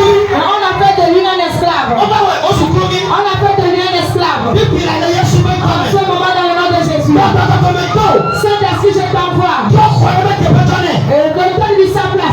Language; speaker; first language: French; non-native, local second language; Ewe